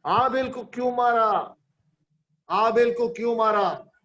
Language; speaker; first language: Hindi; non-native, local second language; Marathi